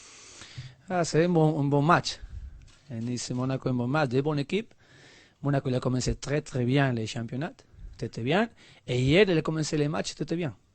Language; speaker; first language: French; non-native, learner; Spanish